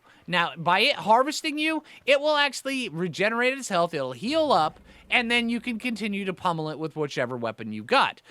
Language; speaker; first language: English; native; English